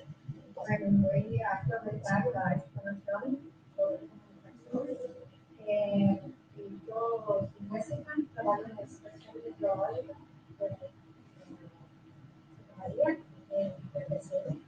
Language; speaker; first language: Spanish; non-native, learner; Portuguese